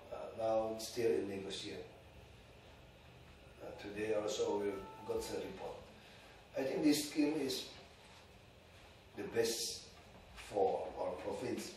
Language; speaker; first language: English; non-native, learner; Indonesian